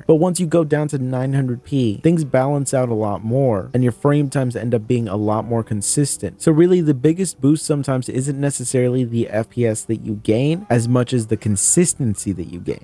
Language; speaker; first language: English; native; English